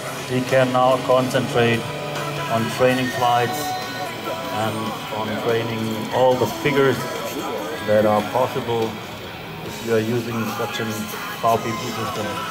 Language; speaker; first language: English; non-native, fluent; German